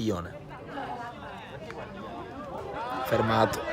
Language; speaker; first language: Italian; native; Italian